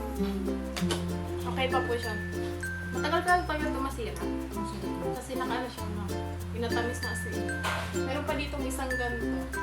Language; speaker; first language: Filipino; non-native, local second language; Bikol